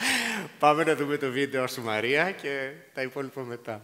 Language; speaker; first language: Greek; native; Greek